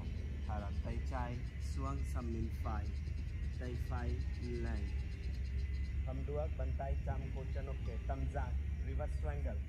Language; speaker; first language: Vietnamese; non-native, learner; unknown